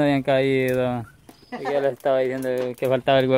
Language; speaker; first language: Spanish; native; Spanish